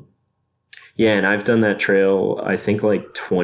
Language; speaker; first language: English; native; English